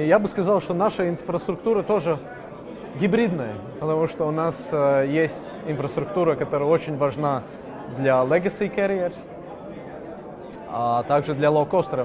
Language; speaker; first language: Russian; non-native, local second language; Latvian